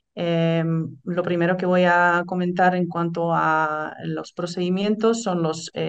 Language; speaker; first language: Spanish; non-native, fluent; Dutch